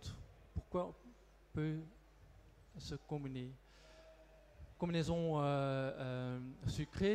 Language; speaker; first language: French; non-native, local second language; Dutch